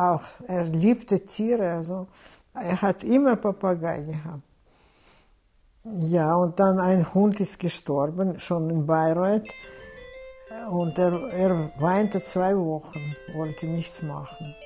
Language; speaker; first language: German; non-native, fluent; Russian